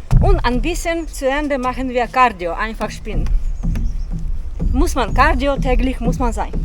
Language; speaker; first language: German; non-native, learner; Ukrainian